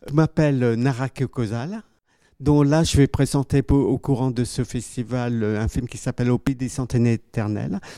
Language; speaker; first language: French; early bilingual, other home language; Khmer